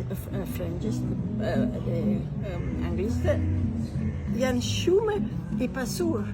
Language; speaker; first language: Albanian; non-native, learner; Italian